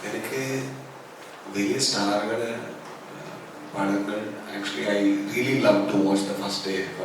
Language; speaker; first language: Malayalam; non-native, learner; Kannada